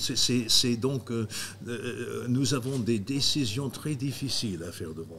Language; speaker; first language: French; non-native, fluent; English